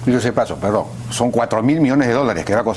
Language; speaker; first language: Spanish; native; Spanish